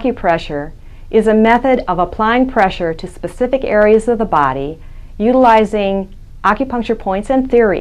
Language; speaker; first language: English; native; English